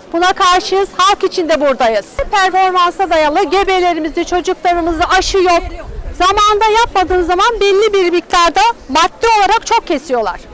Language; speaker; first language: Turkish; non-native, local second language; Kurdish